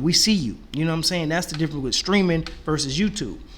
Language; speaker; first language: English; native; English